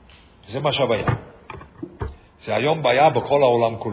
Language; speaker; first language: Hebrew; non-native, fluent; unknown